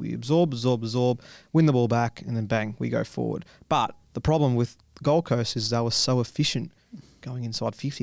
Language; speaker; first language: English; native; English